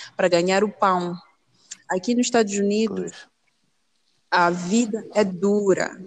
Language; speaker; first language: Portuguese; native; Portuguese